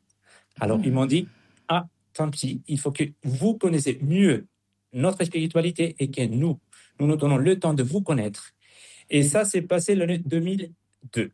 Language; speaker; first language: French; non-native, fluent; Spanish